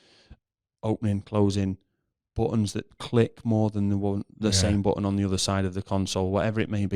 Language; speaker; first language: English; native; English